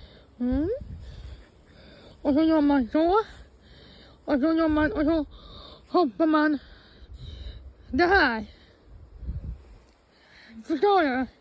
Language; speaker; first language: Swedish; non-native, fluent; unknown